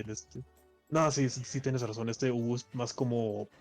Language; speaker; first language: Spanish; early bilingual, heritage; English